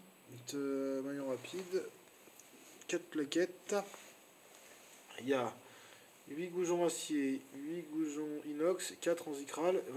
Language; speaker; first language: French; native; French